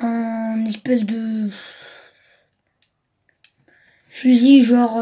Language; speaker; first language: French; early bilingual, other home language; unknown